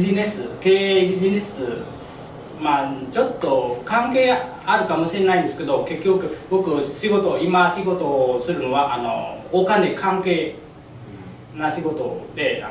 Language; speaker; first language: Japanese; non-native, fluent; Vietnamese